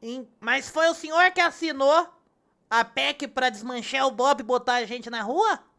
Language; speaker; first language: Portuguese; native; Portuguese